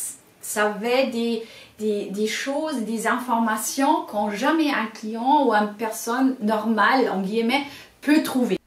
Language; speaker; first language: French; non-native, fluent; German